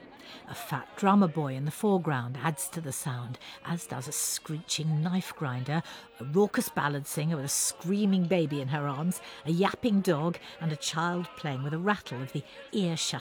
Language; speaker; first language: English; native; English